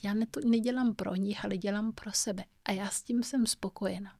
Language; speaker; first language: Czech; non-native, fluent; Kabuverdianu